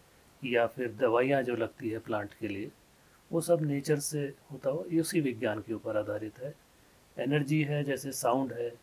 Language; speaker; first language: Hindi; native; Hindi